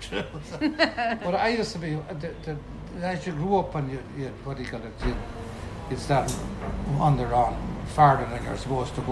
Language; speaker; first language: English; native; English